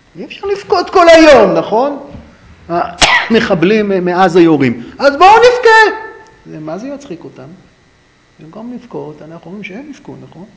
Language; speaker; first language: Hebrew; native; Hebrew